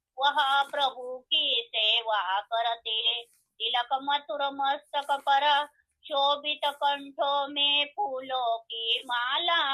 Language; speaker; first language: Hindi; non-native, local second language; Marathi